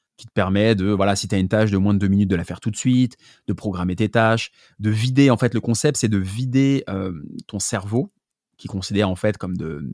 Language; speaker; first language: French; native; French